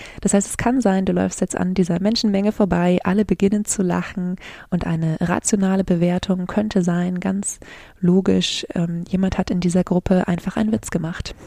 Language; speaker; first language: German; native; German